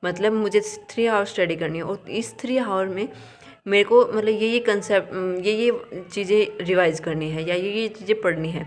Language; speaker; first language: Hindi; native; Hindi